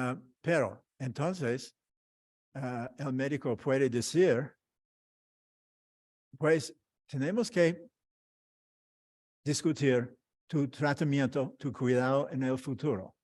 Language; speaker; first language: Spanish; non-native, fluent; English